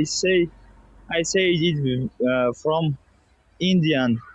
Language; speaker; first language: English; non-native, learner; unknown